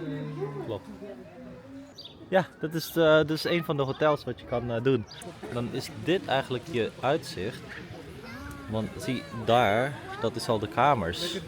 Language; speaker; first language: Dutch; early bilingual, other home language; Filipino